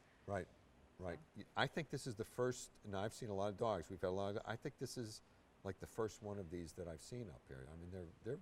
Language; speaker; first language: English; native; English